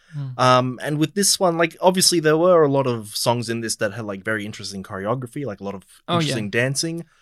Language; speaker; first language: English; non-native, fluent; Polish